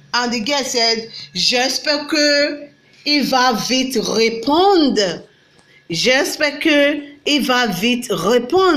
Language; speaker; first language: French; non-native, learner; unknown